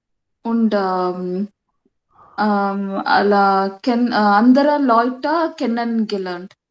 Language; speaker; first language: German; non-native, learner; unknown